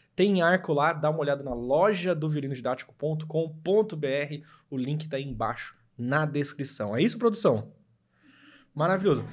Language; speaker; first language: Portuguese; native; Portuguese